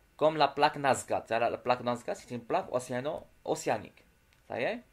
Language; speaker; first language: French; non-native, local second language; Arabic